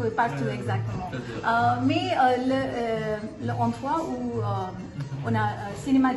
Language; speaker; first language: French; non-native, learner; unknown